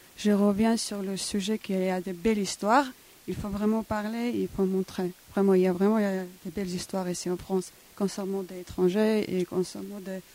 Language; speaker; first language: French; non-native, learner; Armenian